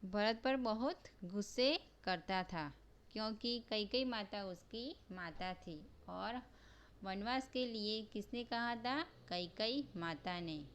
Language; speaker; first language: Hindi; non-native, local second language; Gujarati